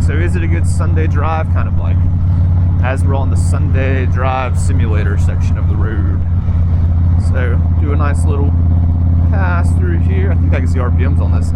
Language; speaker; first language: English; native; English